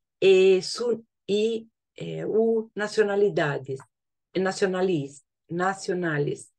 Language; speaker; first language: Spanish; non-native, learner; Portuguese